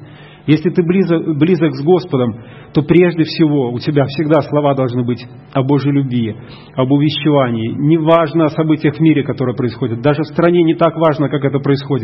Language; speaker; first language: Russian; native; Russian